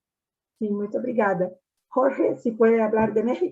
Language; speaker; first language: Spanish; non-native, fluent; Portuguese